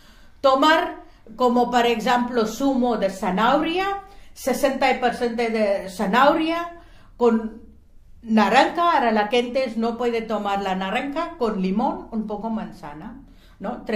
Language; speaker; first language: Spanish; non-native, learner; Hindi